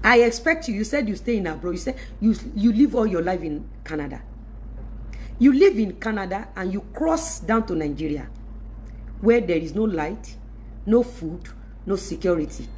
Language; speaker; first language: English; non-native, local second language; Yoruba